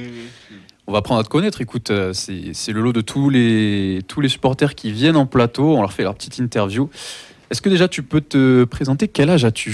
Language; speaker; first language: French; native; French